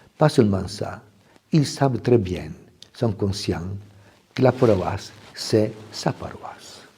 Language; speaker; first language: French; non-native, fluent; Italian